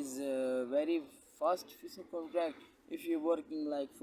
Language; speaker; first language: English; non-native, local second language; Punjabi